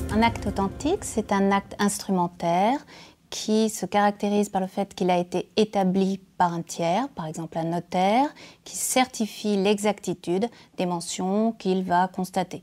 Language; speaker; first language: French; native; French